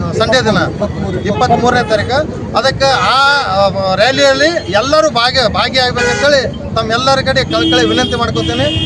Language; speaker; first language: Kannada; non-native, local second language; Lambadi